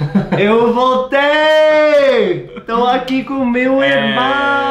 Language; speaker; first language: Portuguese; non-native, learner; English